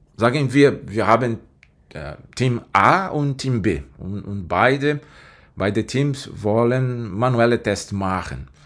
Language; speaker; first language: German; non-native, fluent; Portuguese